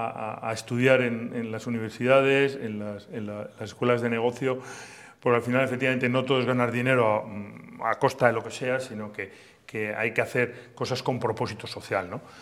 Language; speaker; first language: Spanish; native; Spanish